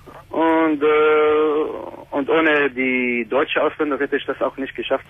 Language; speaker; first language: German; non-native, fluent; Arabic